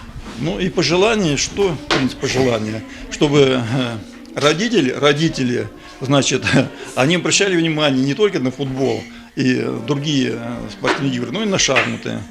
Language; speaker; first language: Russian; native; Russian